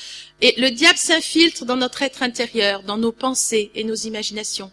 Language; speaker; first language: French; native; French